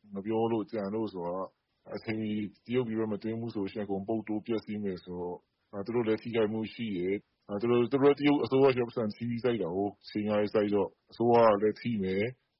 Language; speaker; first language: Burmese; non-native, local second language; Kachin